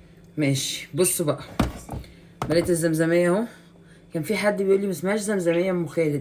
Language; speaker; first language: Arabic; native; Arabic